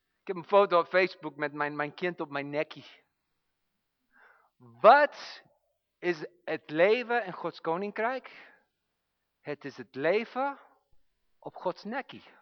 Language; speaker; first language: Dutch; non-native, fluent; English